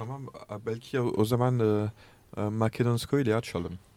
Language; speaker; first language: Turkish; non-native, learner; French